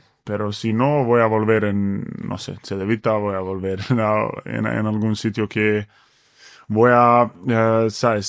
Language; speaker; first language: Spanish; non-native, fluent; Bosnian